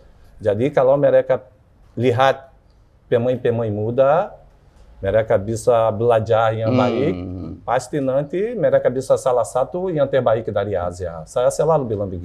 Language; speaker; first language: Indonesian; non-native, fluent; Portuguese